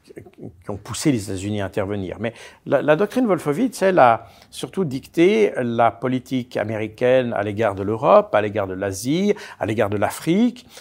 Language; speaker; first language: French; native; French